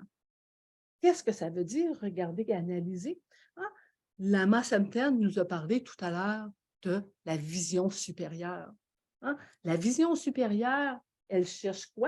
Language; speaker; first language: French; native; French